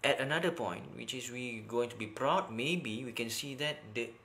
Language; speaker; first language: English; non-native, local second language; Malay